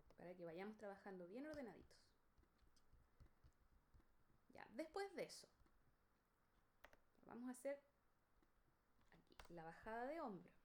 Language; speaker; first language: Spanish; native; Spanish